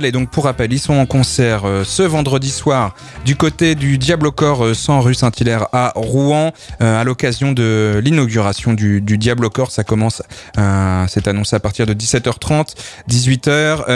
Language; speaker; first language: French; native; French